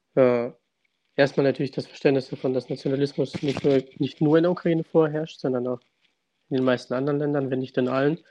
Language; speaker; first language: German; early bilingual, other home language; Russian